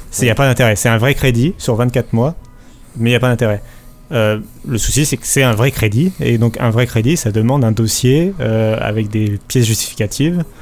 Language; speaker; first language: French; native; French